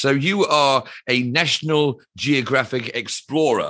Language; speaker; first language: English; native; English